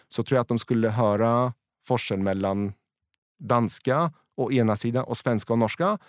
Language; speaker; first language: Swedish; non-native, fluent; Polish